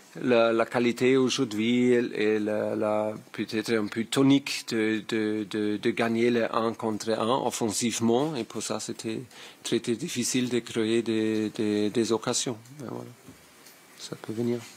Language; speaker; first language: French; non-native, learner; German